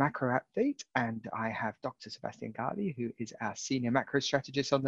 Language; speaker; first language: English; native; English